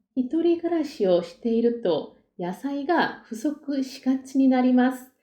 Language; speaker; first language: Japanese; non-native, fluent; Korean